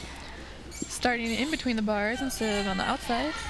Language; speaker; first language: English; native; English